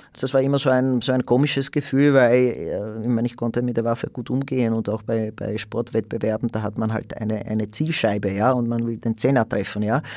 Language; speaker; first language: German; non-native, fluent; Slovak